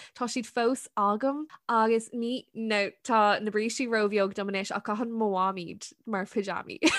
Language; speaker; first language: Irish; non-native, local second language; English